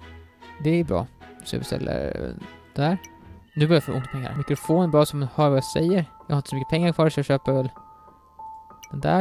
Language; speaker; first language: Swedish; native; Swedish